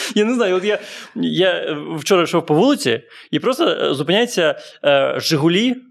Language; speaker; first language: Ukrainian; non-native, local second language; Russian